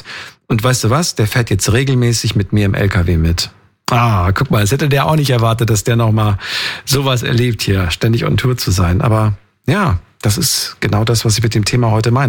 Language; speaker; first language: German; native; German